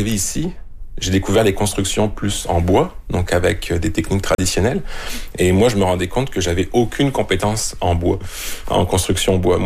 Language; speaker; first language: French; native; French